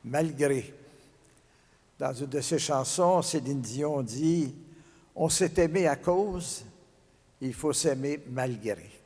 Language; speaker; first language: French; native; French